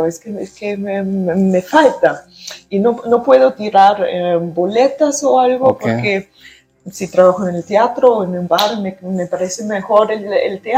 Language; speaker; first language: Spanish; early bilingual, heritage; German